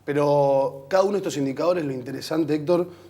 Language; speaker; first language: Spanish; native; Spanish